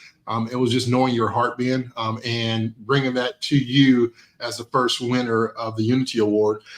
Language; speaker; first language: English; native; English